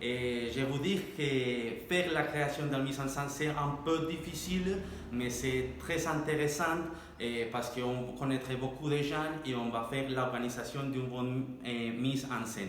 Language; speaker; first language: French; non-native, learner; Spanish